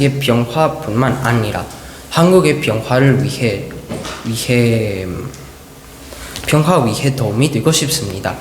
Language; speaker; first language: Korean; non-native, learner; Spanish